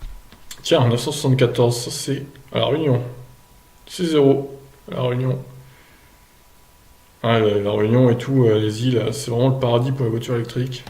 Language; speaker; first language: French; native; French